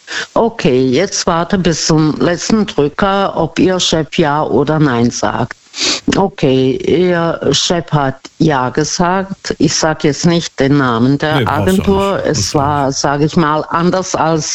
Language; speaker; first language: German; non-native, fluent; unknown